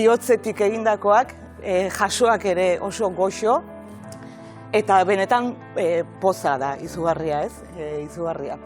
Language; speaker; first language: Basque; native; Basque